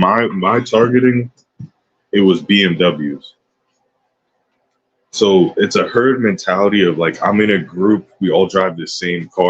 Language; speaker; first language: English; native; English